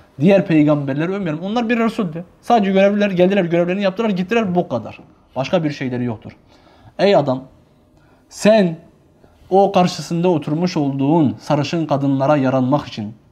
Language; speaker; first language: Turkish; native; Turkish